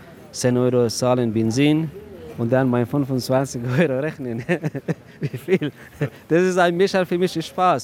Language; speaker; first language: German; non-native, learner; Persian